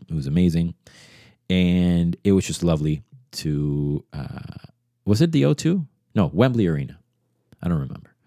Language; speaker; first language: English; early bilingual, other home language; Spanish